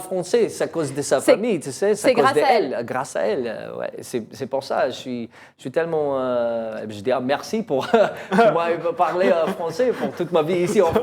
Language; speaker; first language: French; non-native, learner; English